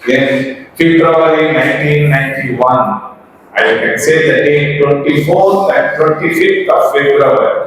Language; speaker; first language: English; non-native, local second language; Telugu